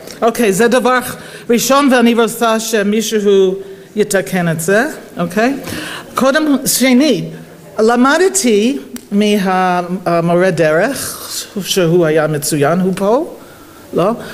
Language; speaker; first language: Hebrew; non-native, fluent; English